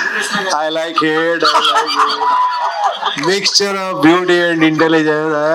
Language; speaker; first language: Telugu; non-native, local second language; Kannada